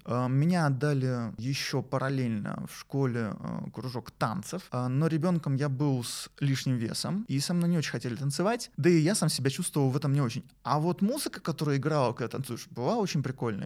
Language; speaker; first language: Russian; native; Russian